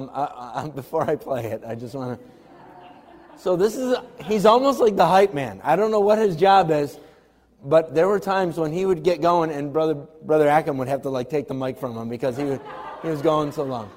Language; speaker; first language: English; native; English